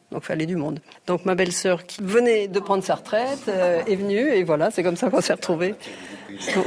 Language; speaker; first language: French; native; French